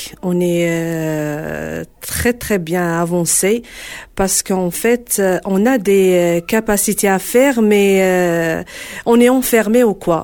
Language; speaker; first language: French; non-native, learner; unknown